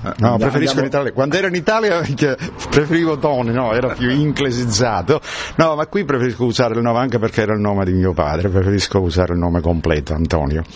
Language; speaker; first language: Italian; native; Italian